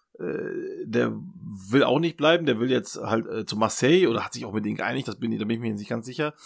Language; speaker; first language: German; early bilingual, other home language; Turkish